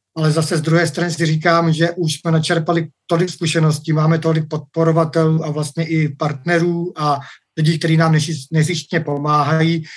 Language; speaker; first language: Czech; native; Czech